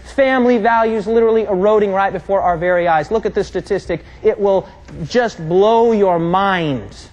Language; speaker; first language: English; native; English